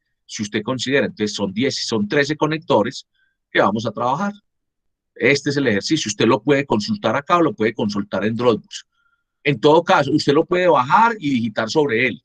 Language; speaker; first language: Spanish; native; Spanish